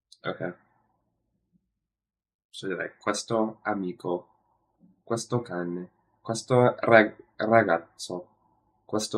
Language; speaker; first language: Italian; non-native, learner; English